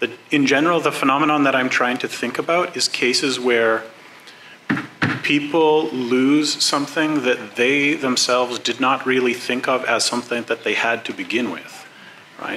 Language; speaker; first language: English; native; English